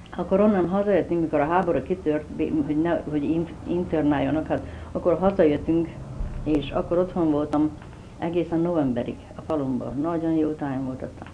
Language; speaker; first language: Hungarian; native; Hungarian